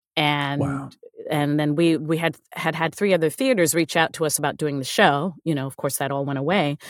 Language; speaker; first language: English; native; English